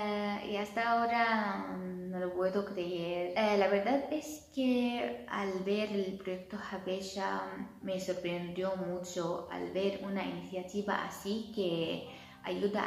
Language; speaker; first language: Spanish; non-native, fluent; Arabic